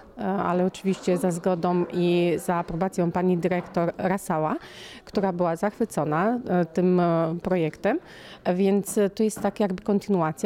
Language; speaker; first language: Polish; non-native, fluent; Romanian